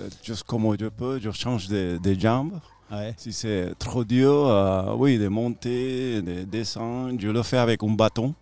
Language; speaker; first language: French; non-native, fluent; Spanish